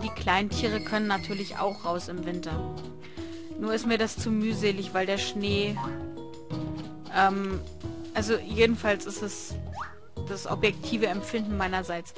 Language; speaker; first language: German; native; German